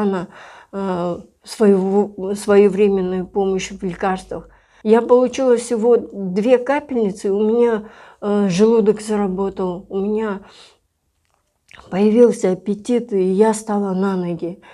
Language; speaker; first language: Russian; native; Russian